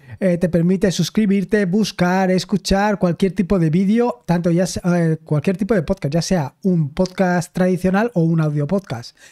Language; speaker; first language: Spanish; native; Spanish